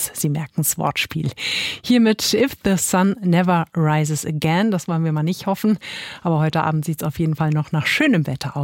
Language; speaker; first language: German; native; German